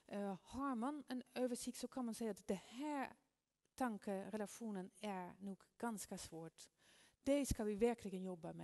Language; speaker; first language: Swedish; non-native, fluent; Dutch